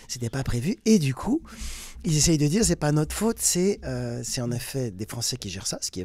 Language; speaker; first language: French; native; French